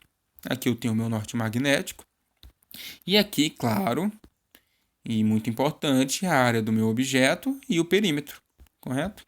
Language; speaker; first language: Portuguese; native; Portuguese